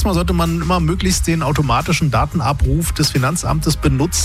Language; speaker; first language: German; native; German